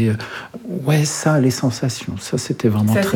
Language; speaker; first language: French; early bilingual, other home language; Arabic